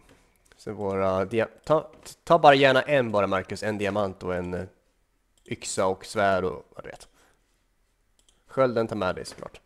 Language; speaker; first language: Swedish; native; Swedish